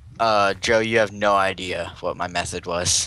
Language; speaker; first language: English; native; English